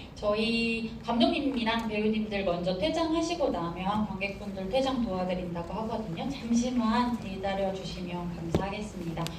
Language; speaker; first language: Korean; native; Korean